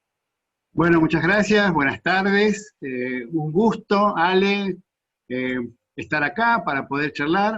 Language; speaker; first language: Spanish; native; Spanish